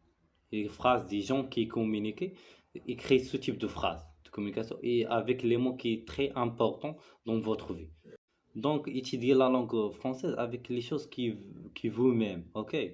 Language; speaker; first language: French; non-native, learner; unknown